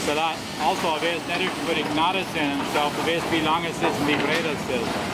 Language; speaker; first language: English; early bilingual, other home language; Pennsylvania German